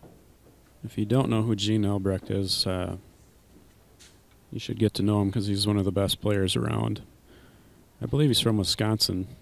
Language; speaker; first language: English; native; English